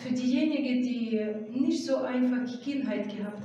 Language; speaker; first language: German; non-native, fluent; Russian